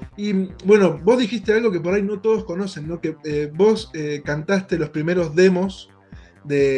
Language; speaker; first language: Spanish; native; Spanish